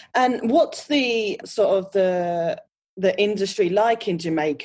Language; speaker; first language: English; native; English